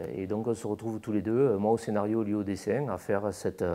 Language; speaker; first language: French; native; French